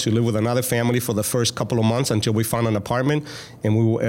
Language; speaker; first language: English; early bilingual, other home language; Spanish